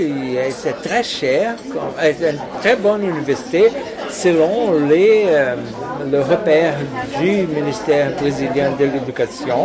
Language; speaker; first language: French; non-native, fluent; Portuguese